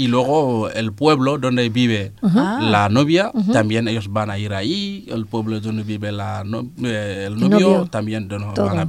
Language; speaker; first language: Spanish; non-native, fluent; Serer